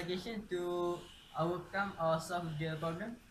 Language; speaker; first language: English; non-native, local second language; Malay